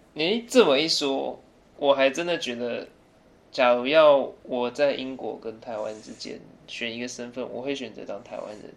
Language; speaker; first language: Chinese; early bilingual, other home language; English